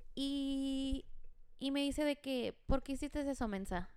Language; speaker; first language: Spanish; early bilingual, heritage; Spanish